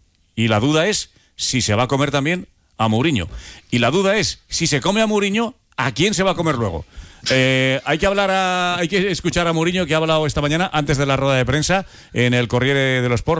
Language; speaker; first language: Spanish; native; Spanish